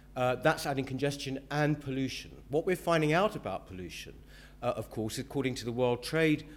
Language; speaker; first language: English; native; English